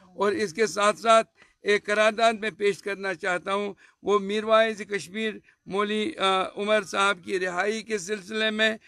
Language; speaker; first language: Urdu; non-native, local second language; Kashmiri